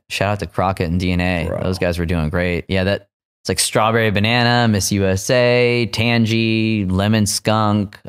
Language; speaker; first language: English; native; English